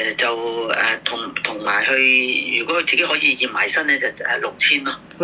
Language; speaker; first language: Cantonese; native; Cantonese